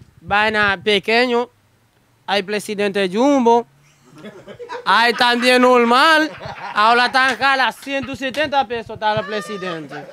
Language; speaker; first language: Spanish; non-native, learner; Haitian Creole